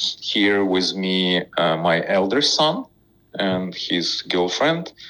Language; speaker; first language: English; non-native, fluent; Ukrainian